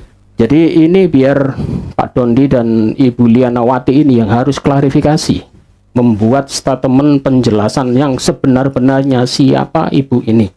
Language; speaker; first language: Indonesian; native; Indonesian